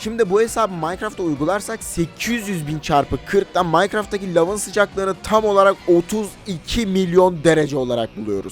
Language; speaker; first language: Turkish; native; Turkish